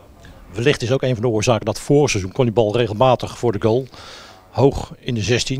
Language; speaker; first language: Dutch; native; Dutch